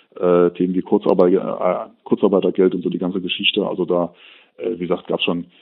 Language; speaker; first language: German; native; German